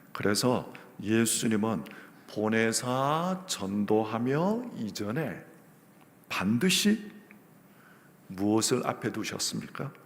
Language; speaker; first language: Korean; native; Korean